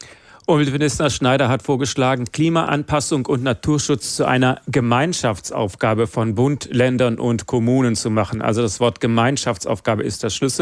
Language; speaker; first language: German; native; German